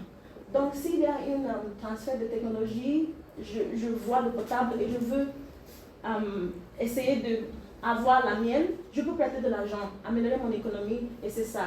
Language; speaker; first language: French; non-native, learner; English